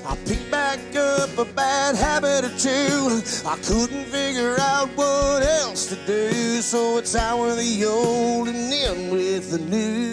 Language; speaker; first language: English; native; English